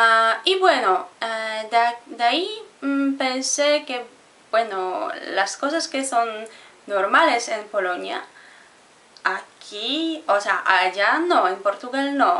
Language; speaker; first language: Spanish; non-native, fluent; Polish